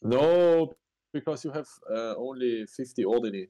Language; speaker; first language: English; non-native, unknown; German